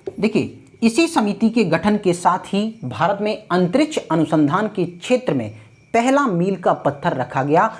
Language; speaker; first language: Hindi; native; Hindi